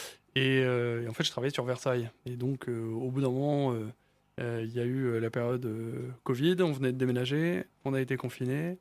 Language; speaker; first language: French; native; French